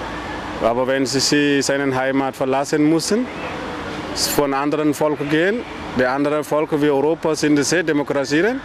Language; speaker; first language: German; non-native, learner; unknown